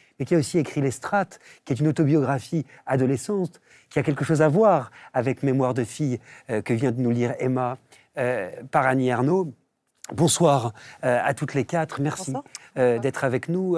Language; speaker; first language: French; native; French